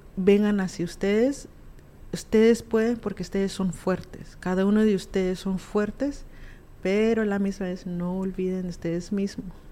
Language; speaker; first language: Spanish; early bilingual, heritage; Spanish